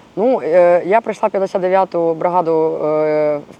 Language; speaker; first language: Ukrainian; non-native, local second language; Russian